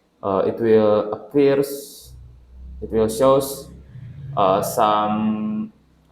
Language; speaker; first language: English; non-native, learner; Indonesian